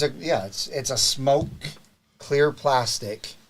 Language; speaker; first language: English; native; English